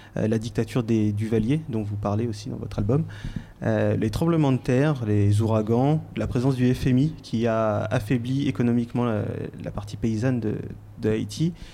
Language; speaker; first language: French; native; French